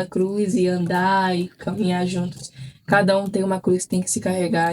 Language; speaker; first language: Portuguese; early bilingual, heritage; Portuguese